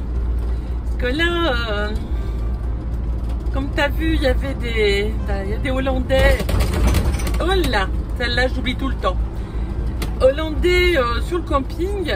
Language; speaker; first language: French; native; French